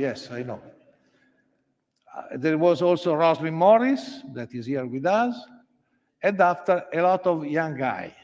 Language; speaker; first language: English; non-native, learner; Italian